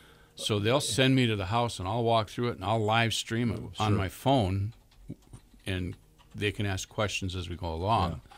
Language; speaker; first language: English; native; English